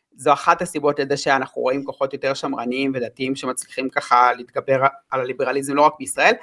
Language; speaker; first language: Hebrew; native; Hebrew